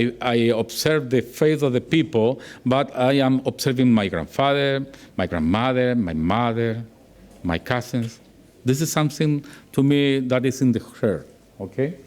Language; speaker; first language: English; non-native, learner; Spanish